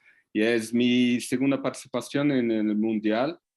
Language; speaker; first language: Spanish; non-native, fluent; Portuguese